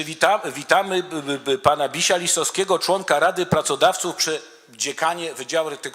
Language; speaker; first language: Polish; native; Polish